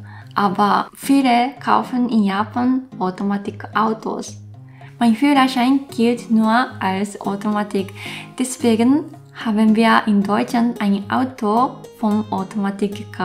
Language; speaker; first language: German; non-native, fluent; Japanese